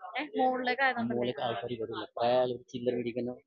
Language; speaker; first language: Malayalam; non-native, local second language; Nepali